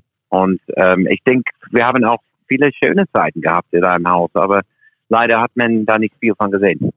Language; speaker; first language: German; non-native, fluent; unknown